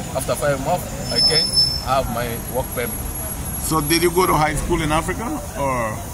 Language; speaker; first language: English; non-native, learner; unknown